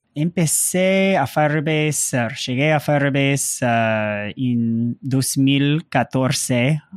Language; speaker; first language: Spanish; non-native, learner; English